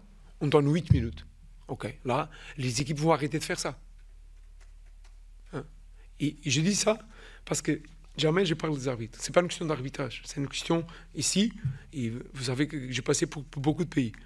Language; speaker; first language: French; non-native, fluent; Portuguese